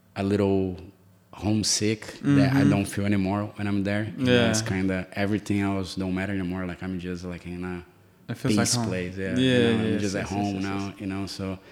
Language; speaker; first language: English; non-native, fluent; Portuguese